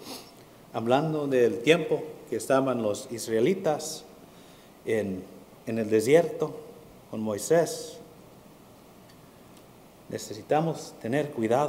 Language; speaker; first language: Spanish; early bilingual, heritage; Spanish